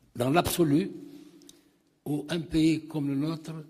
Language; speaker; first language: French; non-native, local second language; Arabic